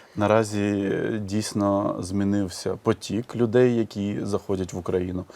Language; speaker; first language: Ukrainian; native; Ukrainian